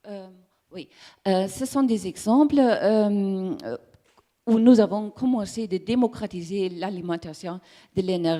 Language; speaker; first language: French; non-native, learner; German